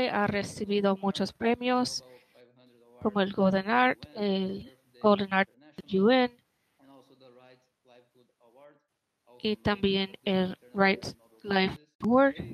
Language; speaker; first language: Spanish; non-native, fluent; Portuguese